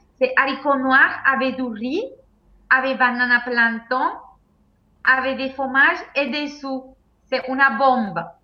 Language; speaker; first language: French; non-native, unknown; Spanish